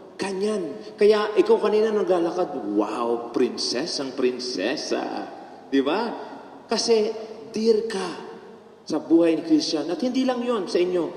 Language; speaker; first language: Filipino; native; Filipino